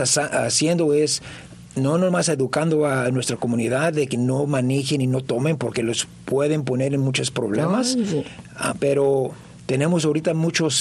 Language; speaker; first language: Spanish; early bilingual, heritage; Spanish